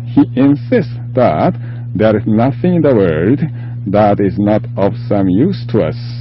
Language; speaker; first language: English; non-native, fluent; Korean